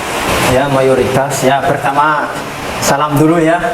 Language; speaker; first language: Indonesian; non-native, fluent; Malagasy